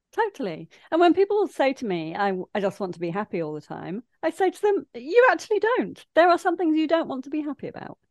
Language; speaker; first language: English; native; English